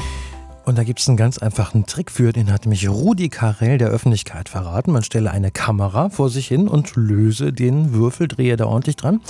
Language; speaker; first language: German; native; German